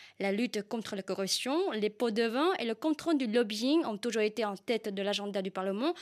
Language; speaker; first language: French; non-native, fluent; Vietnamese